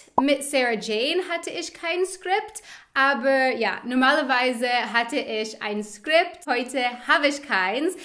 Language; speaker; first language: German; non-native, fluent; English